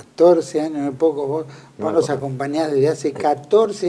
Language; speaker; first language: Spanish; native; Spanish